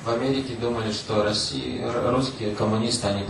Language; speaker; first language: Russian; native; Russian